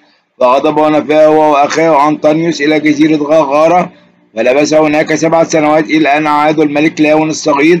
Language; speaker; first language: Arabic; native; Arabic